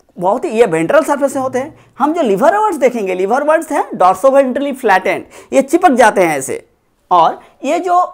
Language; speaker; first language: Hindi; non-native, local second language; Bangla